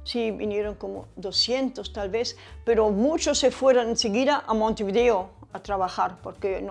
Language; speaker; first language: Spanish; early bilingual, other home language; German